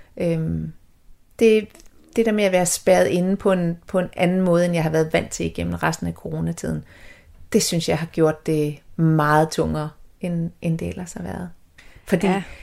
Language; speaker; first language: Danish; native; Danish